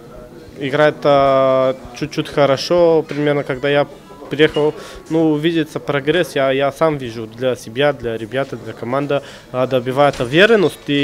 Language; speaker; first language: Russian; non-native, learner; Bulgarian